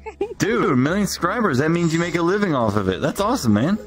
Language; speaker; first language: English; native; English